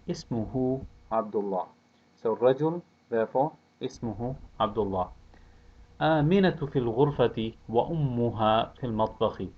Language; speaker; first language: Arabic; non-native, fluent; English